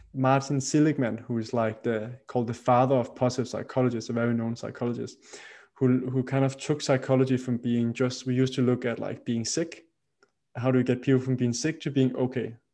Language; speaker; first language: English; non-native, fluent; Danish